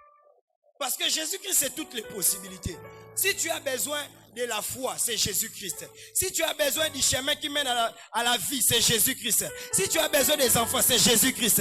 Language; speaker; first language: French; non-native, local second language; Lingala